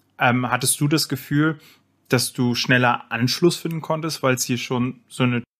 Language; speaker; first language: German; native; German